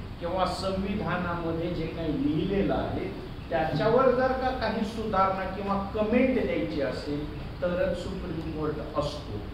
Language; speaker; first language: Marathi; native; Marathi